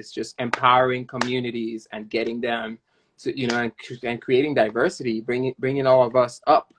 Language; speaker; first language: English; non-native, local second language; Yoruba